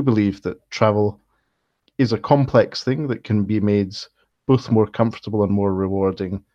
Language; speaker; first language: English; native; English